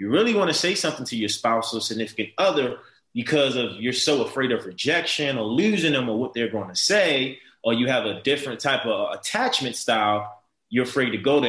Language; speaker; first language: English; native; English